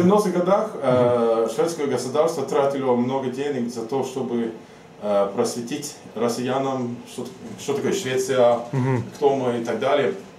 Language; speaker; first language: Russian; non-native, fluent; Swedish